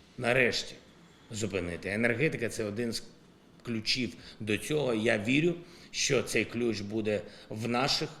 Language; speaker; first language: Ukrainian; non-native, local second language; Russian